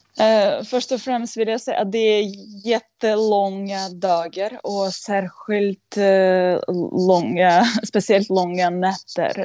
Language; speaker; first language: Swedish; non-native, fluent; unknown